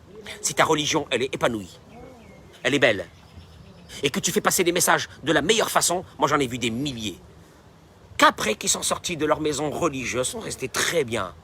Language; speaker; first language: French; native; French